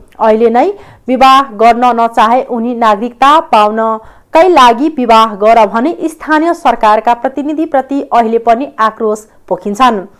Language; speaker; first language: Nepali; non-native, local second language; Maithili